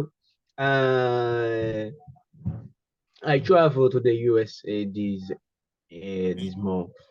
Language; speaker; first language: English; non-native, learner; Haitian Creole